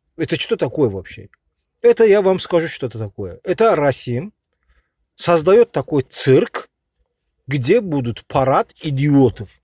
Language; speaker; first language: Russian; non-native, local second language; Azerbaijani